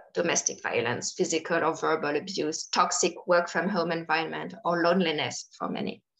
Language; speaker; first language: English; non-native, fluent; French